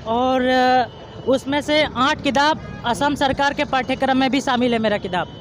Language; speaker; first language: Hindi; non-native, local second language; Assamese